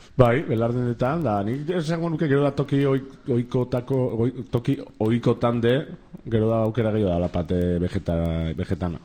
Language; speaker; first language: Basque; native; Basque